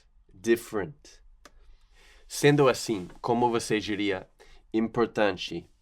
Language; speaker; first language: Portuguese; non-native, fluent; English